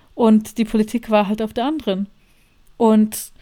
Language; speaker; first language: German; non-native, fluent; Bosnian